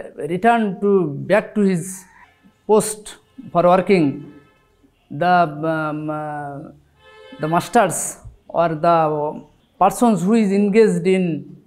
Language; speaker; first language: English; non-native, local second language; Bangla